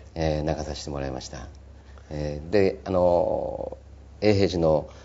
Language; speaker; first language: Japanese; native; Japanese